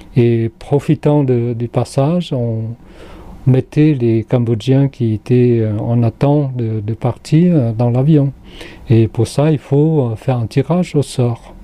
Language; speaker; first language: French; non-native, local second language; Khmer